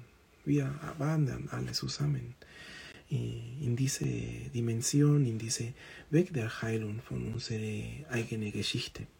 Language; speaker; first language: German; non-native, fluent; Spanish